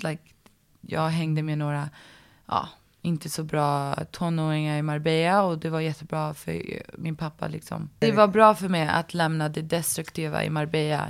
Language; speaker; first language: Swedish; early bilingual, other home language; English